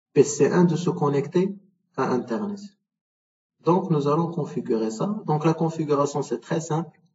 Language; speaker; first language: French; non-native, local second language; Arabic